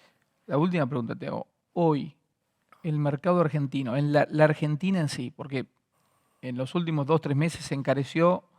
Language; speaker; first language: Spanish; native; Spanish